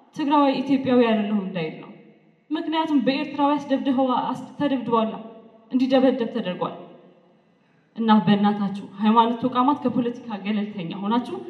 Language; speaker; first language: Amharic; non-native, local second language; Tigrinya